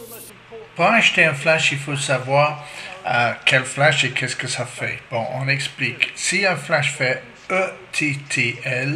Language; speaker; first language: French; non-native, learner; English